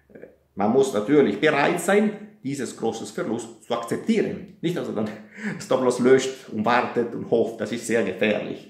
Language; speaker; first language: German; non-native, fluent; Italian